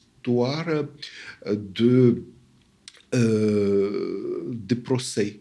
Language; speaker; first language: French; non-native, fluent; Russian